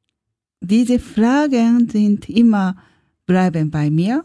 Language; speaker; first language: German; non-native, learner; Japanese